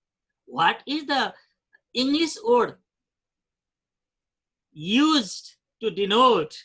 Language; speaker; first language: English; non-native, fluent; Nepali